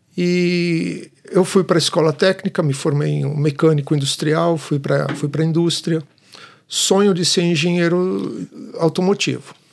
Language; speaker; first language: Portuguese; native; Portuguese